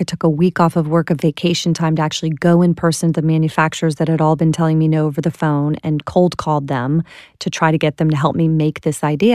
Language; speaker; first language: English; native; English